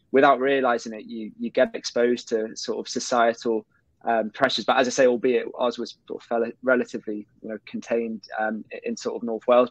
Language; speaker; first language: English; native; English